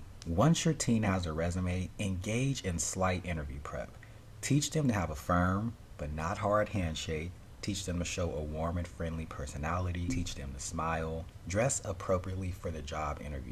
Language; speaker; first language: English; native; English